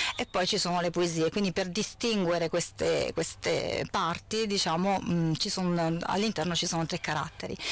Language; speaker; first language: Italian; native; Italian